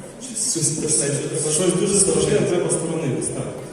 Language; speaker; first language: Ukrainian; non-native, local second language; Russian